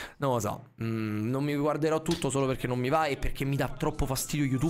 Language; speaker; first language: Italian; native; Italian